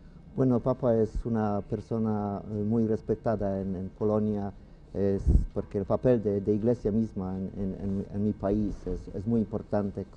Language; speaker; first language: Spanish; non-native, fluent; Polish